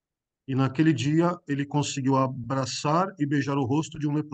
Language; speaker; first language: Portuguese; native; Portuguese